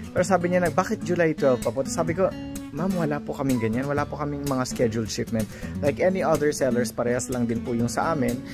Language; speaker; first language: Filipino; non-native, local second language; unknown